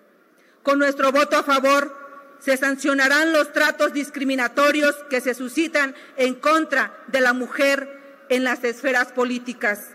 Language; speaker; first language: Spanish; native; Spanish